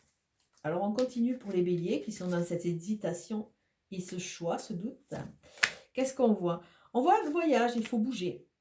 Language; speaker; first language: French; native; French